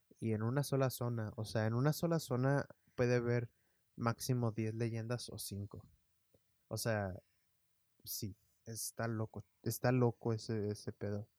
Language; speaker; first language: Spanish; early bilingual, heritage; Spanish